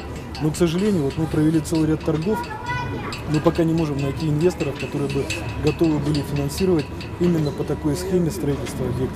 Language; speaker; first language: Russian; native; Russian